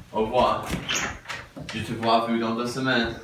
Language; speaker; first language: French; non-native, learner; English